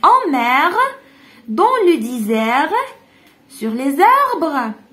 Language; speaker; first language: French; non-native, local second language; Arabic